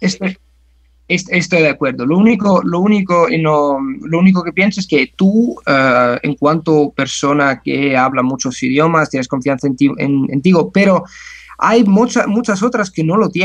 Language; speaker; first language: Spanish; non-native, fluent; Italian